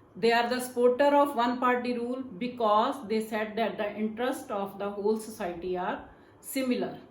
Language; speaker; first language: English; non-native, local second language; Punjabi